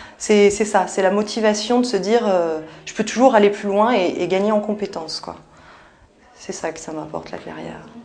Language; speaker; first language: French; native; French